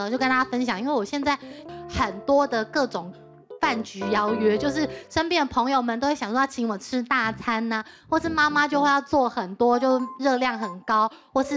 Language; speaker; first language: Chinese; native; Chinese